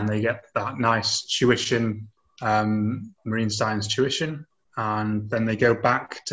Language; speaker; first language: English; native; English